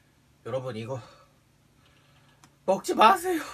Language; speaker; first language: Korean; native; Korean